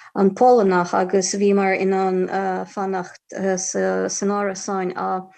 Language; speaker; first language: Irish; non-native, fluent; Ukrainian